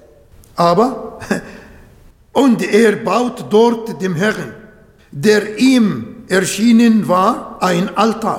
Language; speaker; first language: German; non-native, fluent; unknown